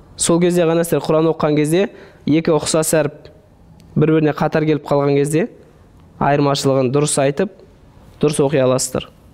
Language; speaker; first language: Kazakh; native; Kazakh